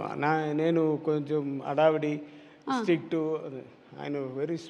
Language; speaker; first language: Telugu; non-native, learner; Tamil